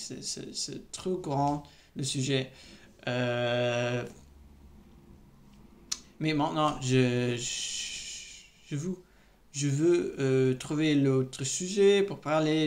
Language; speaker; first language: French; non-native, learner; English